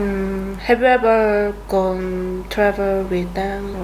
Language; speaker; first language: English; non-native, learner; Korean